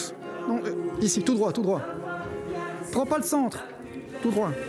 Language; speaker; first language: French; native; French